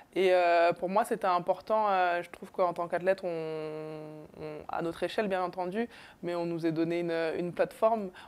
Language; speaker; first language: French; native; French